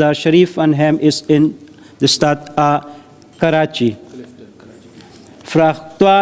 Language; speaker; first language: Dutch; early bilingual, other home language; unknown